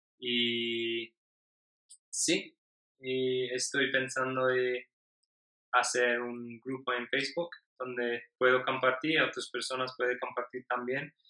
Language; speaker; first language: Spanish; non-native, learner; English